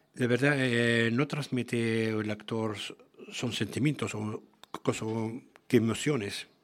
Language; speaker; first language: Spanish; non-native, learner; Arabic